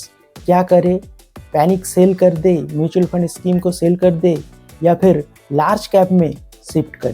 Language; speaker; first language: Hindi; non-native, local second language; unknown